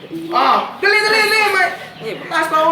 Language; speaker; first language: Filipino; non-native, local second language; Cebuano